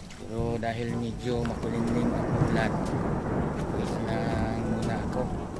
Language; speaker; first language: Filipino; non-native, local second language; Cebuano